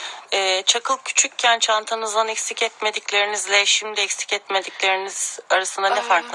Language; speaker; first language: Turkish; native; Turkish